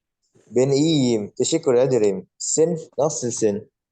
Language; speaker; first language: Turkish; non-native, learner; Indonesian